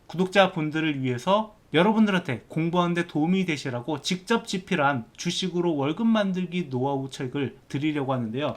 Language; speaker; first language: Korean; native; Korean